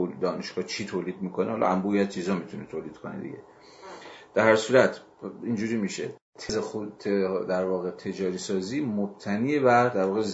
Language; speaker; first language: Persian; native; Persian